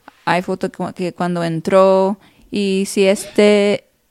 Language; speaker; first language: Spanish; early bilingual, heritage; Spanish